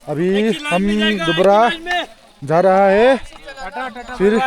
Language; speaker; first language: Hindi; non-native, local second language; Mizo